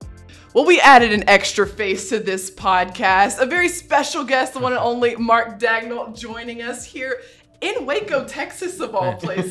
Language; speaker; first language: English; native; English